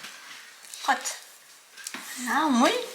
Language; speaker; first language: French; native; French